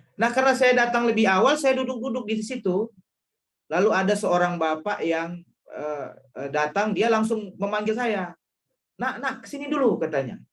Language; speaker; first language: Indonesian; non-native, local second language; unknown